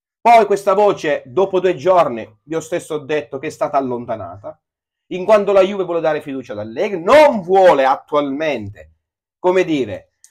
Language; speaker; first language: Italian; native; Italian